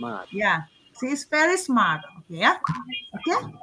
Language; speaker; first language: English; non-native, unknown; Indonesian